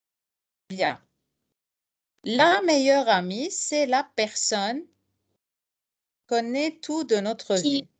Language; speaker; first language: French; non-native, fluent; Arabic